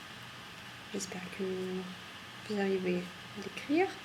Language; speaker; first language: French; non-native, fluent; Russian